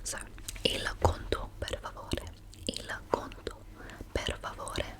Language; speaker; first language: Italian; early bilingual, heritage; English